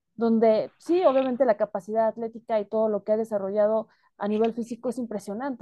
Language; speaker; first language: Spanish; native; Spanish